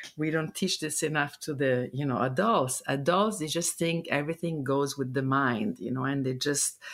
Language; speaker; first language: English; non-native, fluent; Italian